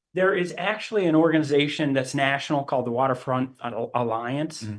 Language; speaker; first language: English; native; English